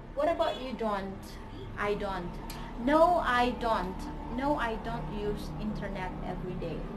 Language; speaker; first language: English; non-native, fluent; Indonesian